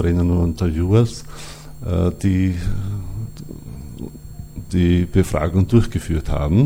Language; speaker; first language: German; native; German